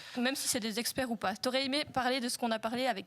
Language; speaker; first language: French; native; French